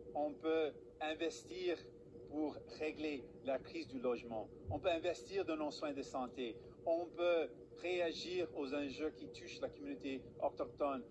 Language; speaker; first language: French; non-native, fluent; English